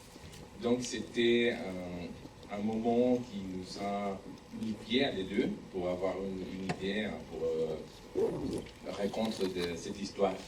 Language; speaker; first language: French; non-native, learner; Spanish